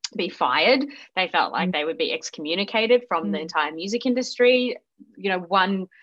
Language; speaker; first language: English; native; English